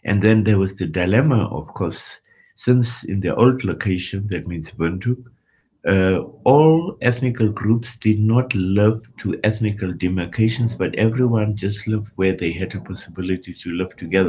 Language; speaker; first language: English; non-native, local second language; Afrikaans